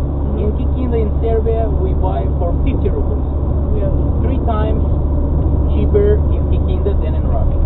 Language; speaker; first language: English; non-native, fluent; Russian